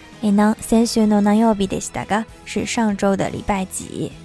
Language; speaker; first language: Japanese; non-native, fluent; Chinese